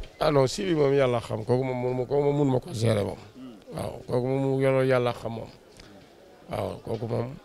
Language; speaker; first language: Wolof; native; Wolof